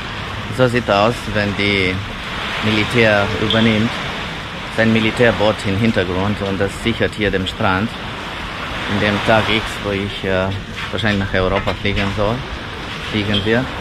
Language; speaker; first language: German; non-native, fluent; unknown